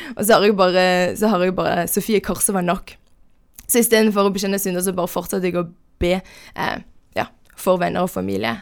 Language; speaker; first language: Norwegian; native; Norwegian